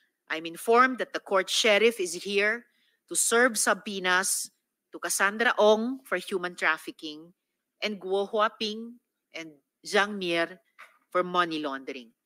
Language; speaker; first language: English; non-native, local second language; Filipino